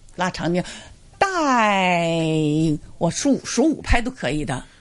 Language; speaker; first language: Chinese; non-native, local second language; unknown